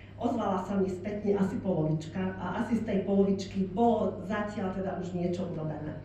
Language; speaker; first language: Slovak; non-native, local second language; Hungarian